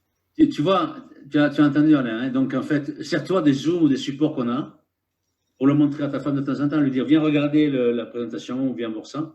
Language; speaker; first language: French; native; French